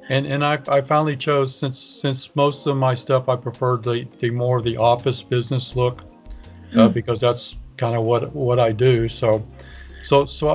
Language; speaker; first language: English; native; English